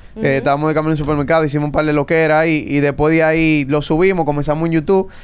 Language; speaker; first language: Spanish; native; Spanish